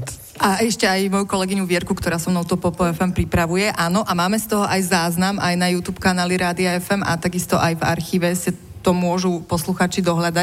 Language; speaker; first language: Slovak; native; Slovak